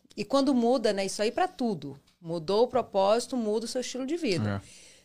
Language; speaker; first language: Portuguese; native; Portuguese